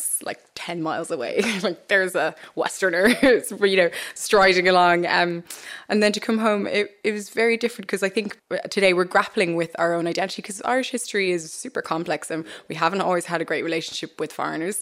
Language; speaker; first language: English; native; English